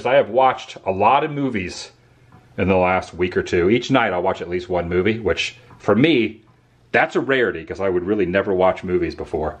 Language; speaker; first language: English; native; English